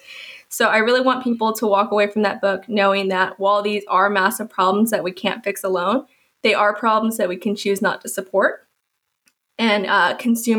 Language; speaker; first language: English; native; English